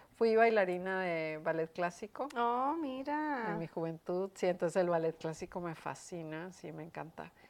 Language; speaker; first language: Spanish; native; Spanish